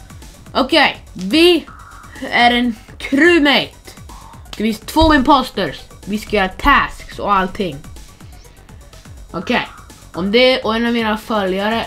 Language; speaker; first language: Swedish; non-native, fluent; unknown